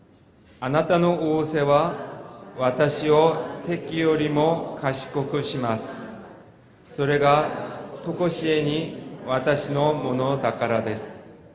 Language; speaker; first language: Japanese; non-native, fluent; Korean